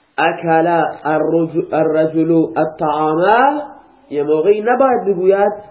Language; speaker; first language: Persian; native; Persian